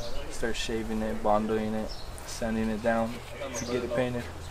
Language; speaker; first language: English; early bilingual, other home language; Spanish